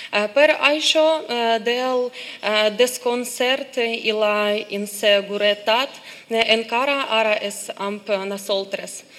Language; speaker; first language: Catalan; non-native, learner; Ukrainian